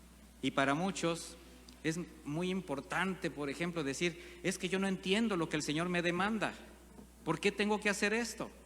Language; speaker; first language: Spanish; native; Spanish